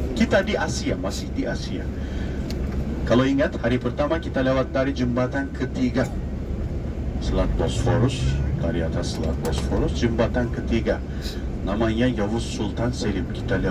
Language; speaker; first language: Indonesian; non-native, fluent; Turkish